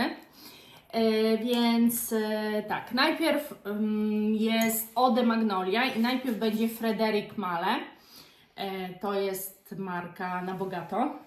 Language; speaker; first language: Polish; native; Polish